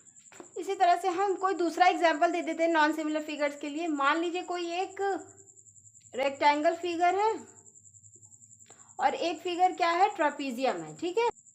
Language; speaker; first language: Hindi; native; Hindi